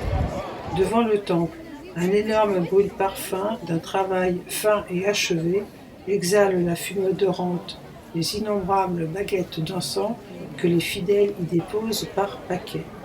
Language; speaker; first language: French; native; French